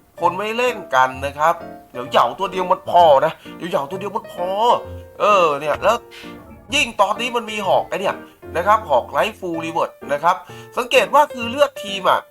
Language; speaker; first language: Thai; native; Thai